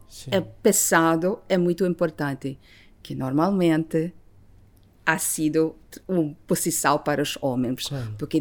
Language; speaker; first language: Portuguese; non-native, learner; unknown